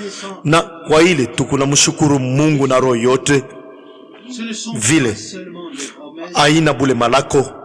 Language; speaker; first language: Swahili; native; Swahili